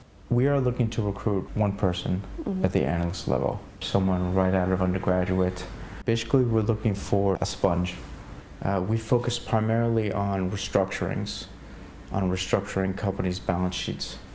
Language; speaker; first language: English; native; English